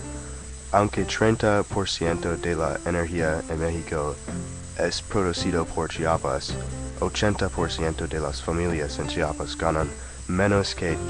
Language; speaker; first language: Spanish; non-native, learner; English